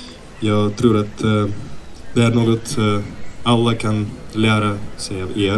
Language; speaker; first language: Swedish; non-native, fluent; Ukrainian